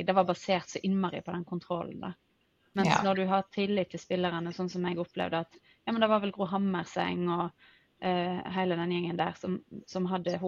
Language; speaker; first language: Norwegian; native; Norwegian